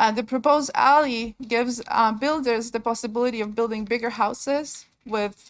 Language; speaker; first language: English; non-native, fluent; Polish